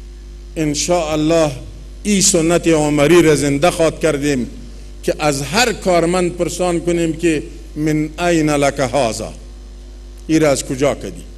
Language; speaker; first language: Persian; non-native, local second language; Pashto